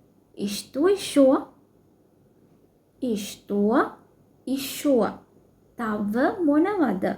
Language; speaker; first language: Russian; non-native, fluent; Sinhala